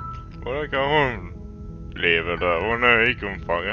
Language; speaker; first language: Norwegian; non-native, learner; Swedish